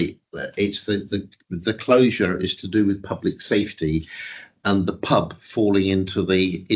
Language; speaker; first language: English; native; English